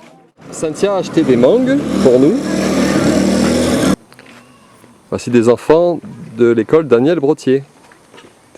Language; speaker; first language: French; native; French